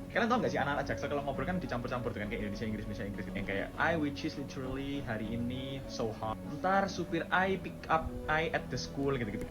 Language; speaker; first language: Indonesian; native; Indonesian